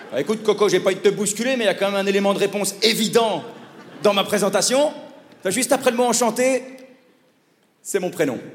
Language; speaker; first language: French; native; French